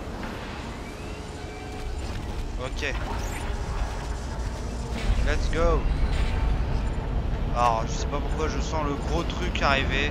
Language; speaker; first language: French; native; French